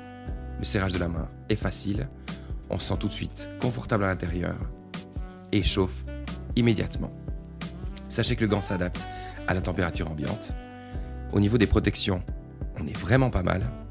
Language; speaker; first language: French; native; French